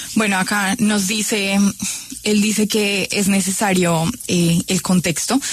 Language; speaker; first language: Spanish; native; Spanish